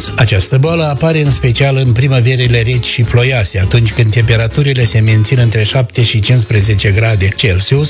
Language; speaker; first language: Romanian; native; Romanian